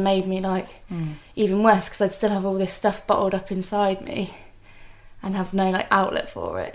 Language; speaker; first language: English; native; English